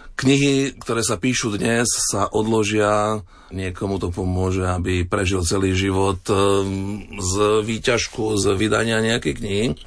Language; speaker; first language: Slovak; native; Slovak